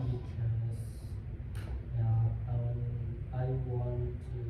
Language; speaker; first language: English; non-native, learner; Indonesian